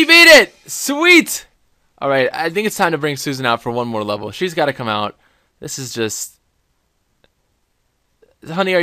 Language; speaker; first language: English; native; English